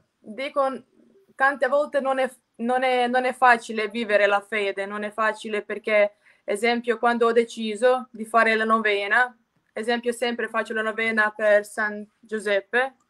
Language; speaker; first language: Italian; non-native, fluent; Croatian